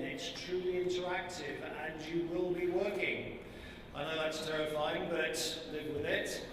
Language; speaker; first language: English; native; English